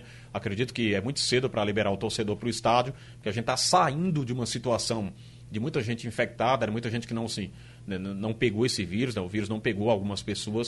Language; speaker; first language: Portuguese; native; Portuguese